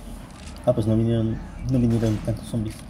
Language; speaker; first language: Spanish; native; Spanish